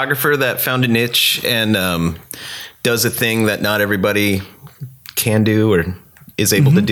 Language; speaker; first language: English; native; English